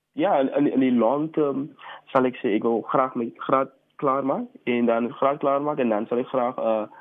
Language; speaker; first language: Afrikaans; native; Afrikaans